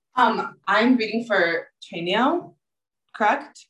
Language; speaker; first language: English; native; English